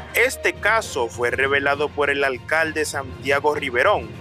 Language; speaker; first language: Spanish; native; Spanish